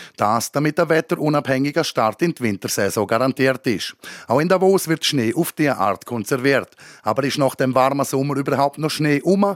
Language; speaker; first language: German; native; German